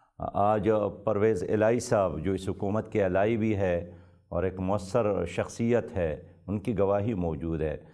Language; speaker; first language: Urdu; non-native, local second language; Pashto